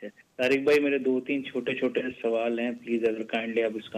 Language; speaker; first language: Urdu; native; Urdu